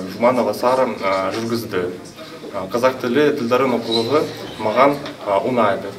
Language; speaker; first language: Kazakh; non-native, local second language; Russian